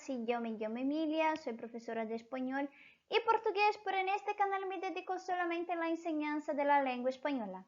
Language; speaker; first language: Spanish; non-native, fluent; Portuguese